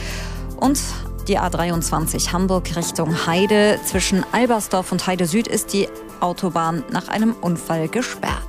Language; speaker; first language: German; native; German